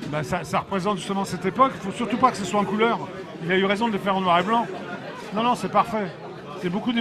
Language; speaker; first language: French; native; French